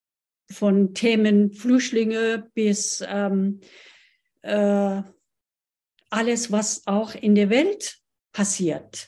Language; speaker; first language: German; non-native, fluent; Persian